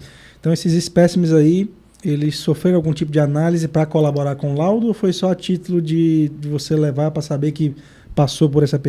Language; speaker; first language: Portuguese; native; Portuguese